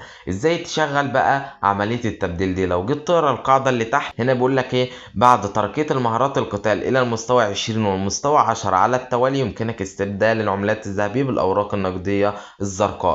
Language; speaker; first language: Arabic; native; Arabic